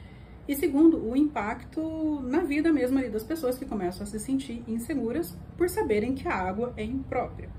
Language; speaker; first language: Portuguese; native; Portuguese